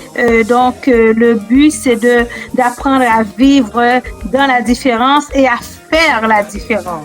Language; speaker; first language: French; native; French